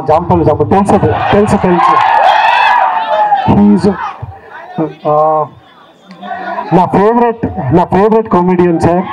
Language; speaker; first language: Telugu; non-native, learner; Kannada